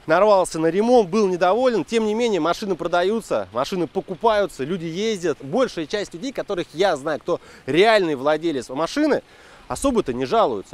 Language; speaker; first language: Russian; native; Russian